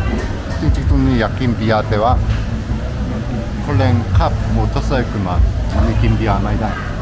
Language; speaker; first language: Thai; non-native, learner; Korean